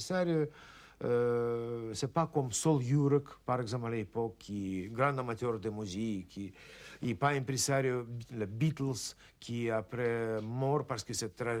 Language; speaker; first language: French; non-native, learner; Russian